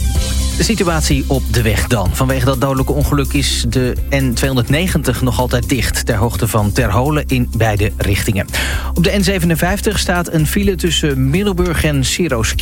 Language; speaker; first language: Dutch; native; Dutch